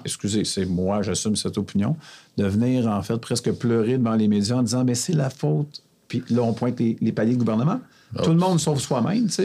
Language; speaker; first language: French; native; French